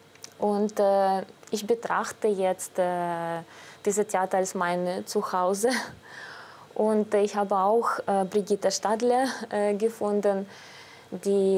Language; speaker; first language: German; non-native, fluent; Russian